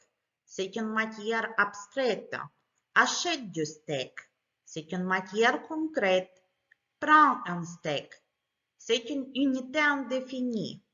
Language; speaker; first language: French; non-native, fluent; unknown